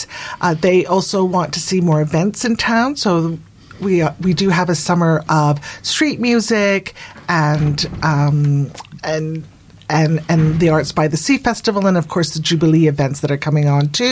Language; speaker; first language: English; native; English